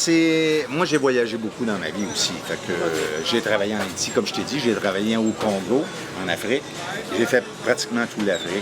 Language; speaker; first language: French; native; French